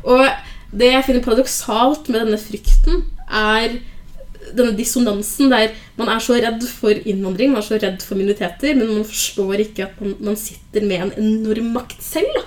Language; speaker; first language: Norwegian; early bilingual, other home language; Somali